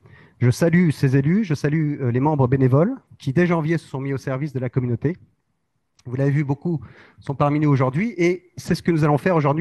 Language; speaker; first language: French; native; French